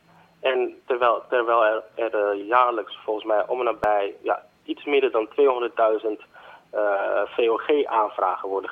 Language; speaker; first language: Dutch; native; Dutch